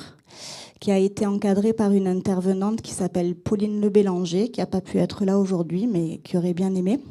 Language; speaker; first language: French; native; French